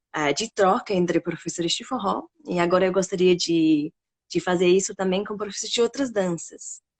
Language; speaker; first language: Portuguese; non-native, fluent; English